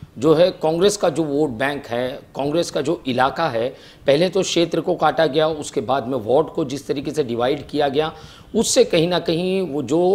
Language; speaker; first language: Hindi; non-native, local second language; Marathi